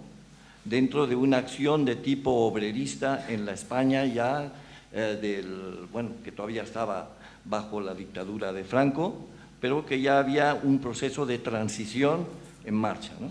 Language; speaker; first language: Spanish; native; Spanish